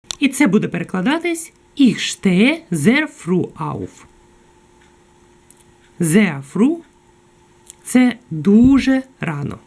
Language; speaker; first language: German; non-native, fluent; Ukrainian